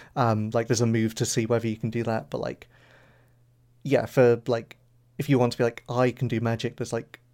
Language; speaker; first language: English; native; English